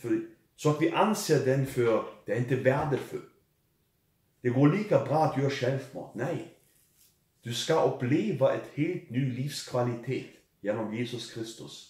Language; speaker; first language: Swedish; non-native, fluent; German